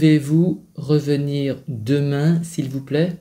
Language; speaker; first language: French; non-native, fluent; Vietnamese